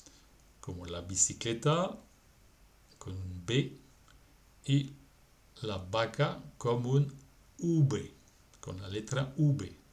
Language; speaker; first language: Spanish; non-native, fluent; French